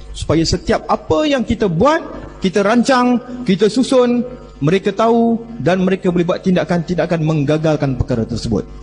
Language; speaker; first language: Malay; native; Malay